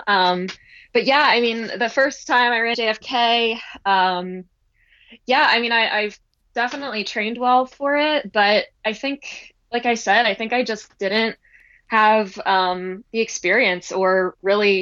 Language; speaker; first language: English; native; English